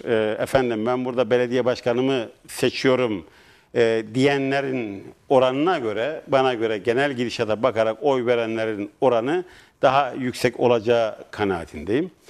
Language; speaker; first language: Turkish; native; Turkish